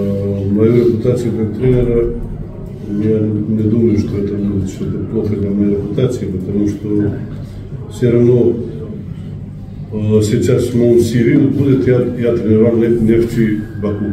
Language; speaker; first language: Russian; non-native, fluent; Serbian